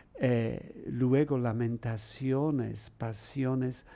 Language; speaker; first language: Spanish; non-native, fluent; Polish